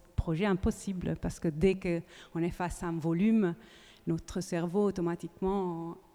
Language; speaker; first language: French; native; French